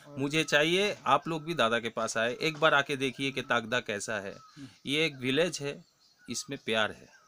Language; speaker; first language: Hindi; non-native, local second language; Bangla